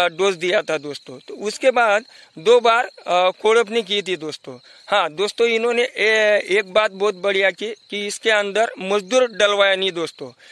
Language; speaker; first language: Hindi; non-native, local second language; Marathi